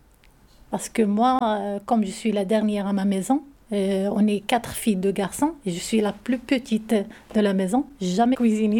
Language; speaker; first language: French; non-native, learner; Arabic